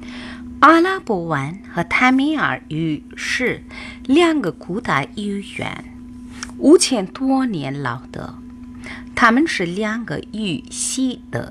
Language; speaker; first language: Chinese; non-native, fluent; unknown